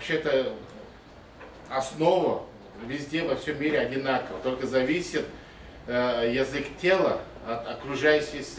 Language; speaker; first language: Russian; non-native, fluent; Mongolian